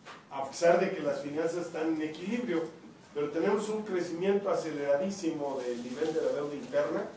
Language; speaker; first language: Spanish; native; Spanish